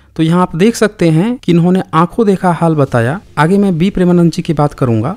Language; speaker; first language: Hindi; native; Hindi